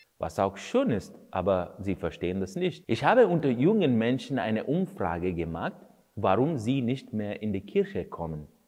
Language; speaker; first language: German; non-native, fluent; Kannada